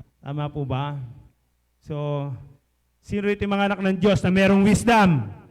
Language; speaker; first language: Filipino; non-native, local second language; Pampanga